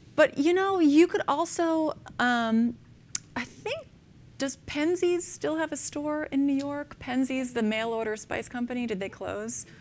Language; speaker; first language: English; native; English